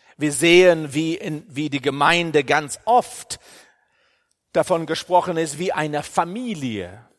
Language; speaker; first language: German; non-native, fluent; English